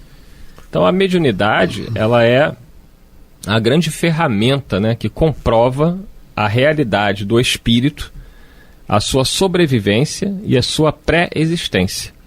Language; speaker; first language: Portuguese; native; Portuguese